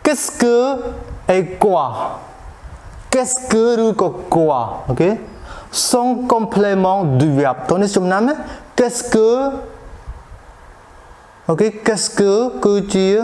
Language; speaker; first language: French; non-native, fluent; Khmer